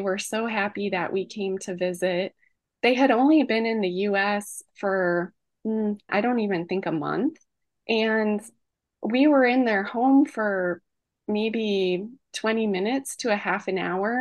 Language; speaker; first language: English; native; English